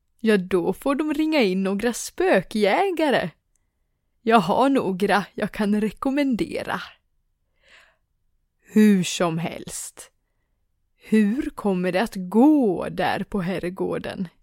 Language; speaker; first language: Swedish; native; Swedish